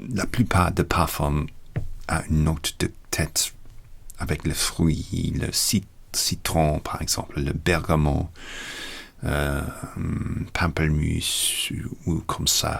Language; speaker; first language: French; non-native, learner; English